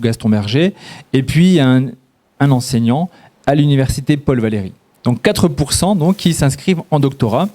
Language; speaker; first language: French; native; French